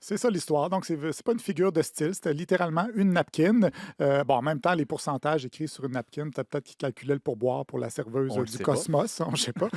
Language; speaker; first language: French; native; French